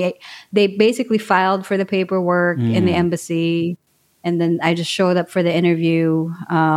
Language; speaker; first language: English; non-native, local second language; Filipino